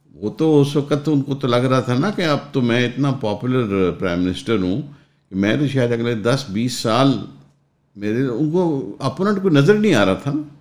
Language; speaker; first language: Urdu; non-native, local second language; Punjabi